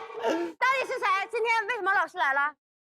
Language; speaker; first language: Chinese; native; Chinese